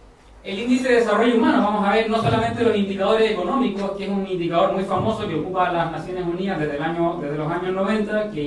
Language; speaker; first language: Spanish; native; Spanish